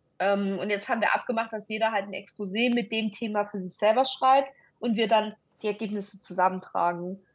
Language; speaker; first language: German; early bilingual, other home language; Italian